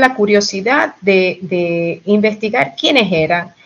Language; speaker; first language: Spanish; early bilingual, heritage; Spanish